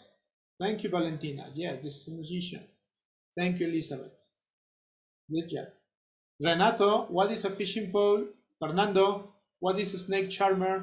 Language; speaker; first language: English; non-native, fluent; Spanish